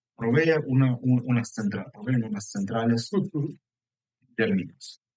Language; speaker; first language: Spanish; non-native, fluent; Ukrainian